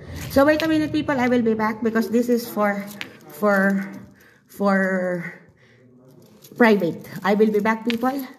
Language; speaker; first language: English; non-native, local second language; Filipino